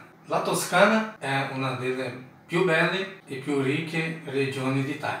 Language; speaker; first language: Italian; non-native, fluent; Portuguese